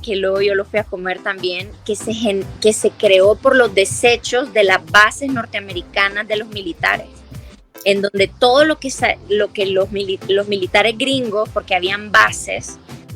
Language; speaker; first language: Spanish; native; Spanish